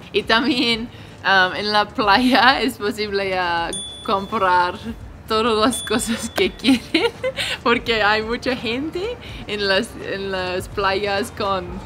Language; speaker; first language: Spanish; non-native, learner; English